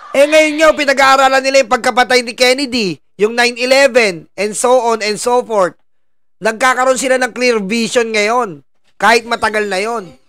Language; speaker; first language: Filipino; native; Filipino